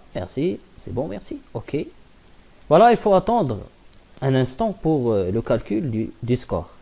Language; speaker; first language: French; non-native, local second language; Arabic